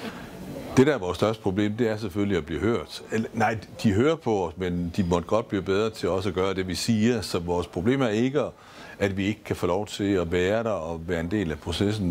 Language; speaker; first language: Danish; native; Danish